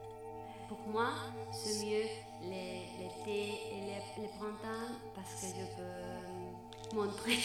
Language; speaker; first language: French; non-native, learner; Spanish